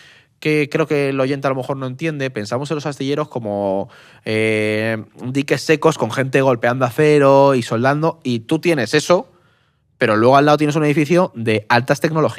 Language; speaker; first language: Spanish; native; Spanish